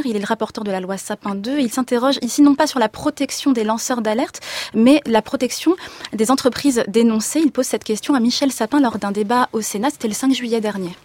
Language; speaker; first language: French; native; French